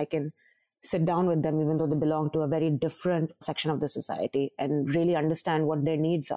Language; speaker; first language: English; non-native, local second language; Urdu